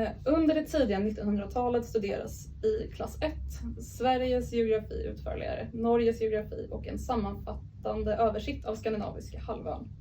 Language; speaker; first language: Swedish; native; Swedish